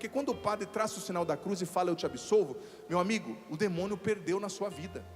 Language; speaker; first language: Portuguese; native; Portuguese